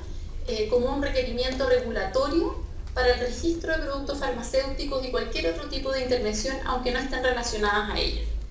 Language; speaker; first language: Spanish; native; Spanish